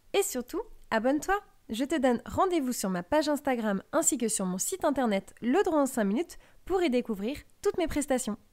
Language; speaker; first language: French; native; French